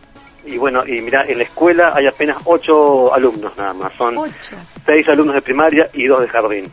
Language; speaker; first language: Spanish; native; Spanish